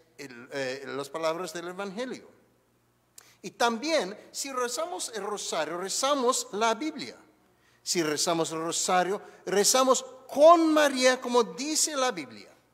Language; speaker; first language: Spanish; non-native, learner; English